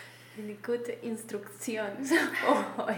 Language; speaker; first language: German; non-native, learner; Spanish